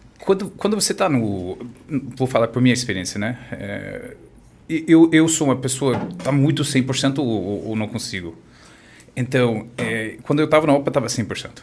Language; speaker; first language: Portuguese; non-native, fluent; English